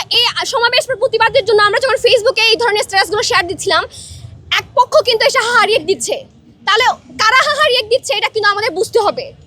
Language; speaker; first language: Bangla; non-native, local second language; Chakma